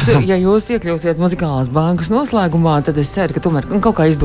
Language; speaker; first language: Latvian; native; Latvian